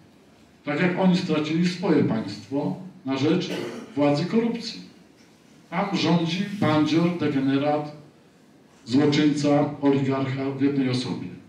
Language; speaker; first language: Polish; native; Polish